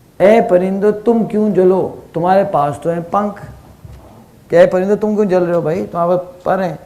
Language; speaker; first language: Urdu; native; Urdu